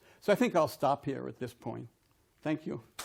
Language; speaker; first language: English; native; English